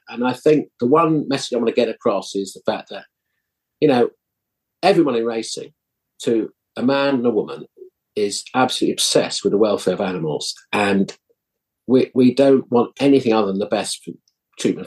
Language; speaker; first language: English; native; English